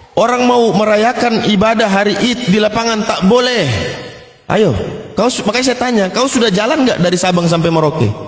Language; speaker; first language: Indonesian; native; Indonesian